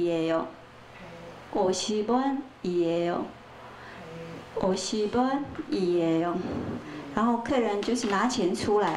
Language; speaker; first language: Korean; non-native, fluent; Chinese